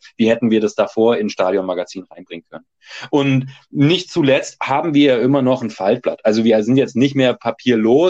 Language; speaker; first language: German; native; German